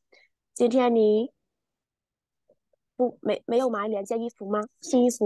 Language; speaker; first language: Chinese; non-native, learner; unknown